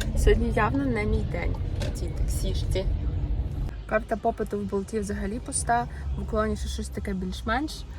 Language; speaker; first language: Ukrainian; non-native, local second language; Russian